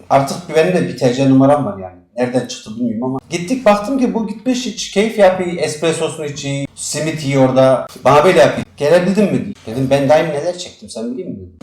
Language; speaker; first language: Turkish; early bilingual, heritage; Turkish